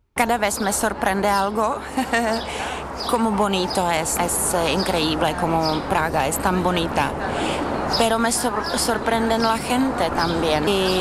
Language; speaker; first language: Spanish; non-native, fluent; Czech